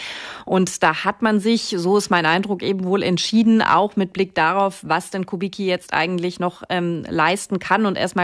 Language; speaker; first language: German; native; German